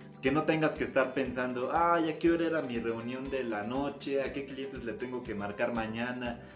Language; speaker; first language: Spanish; native; Spanish